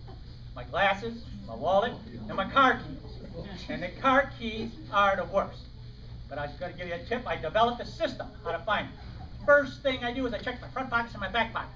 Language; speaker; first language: English; native; English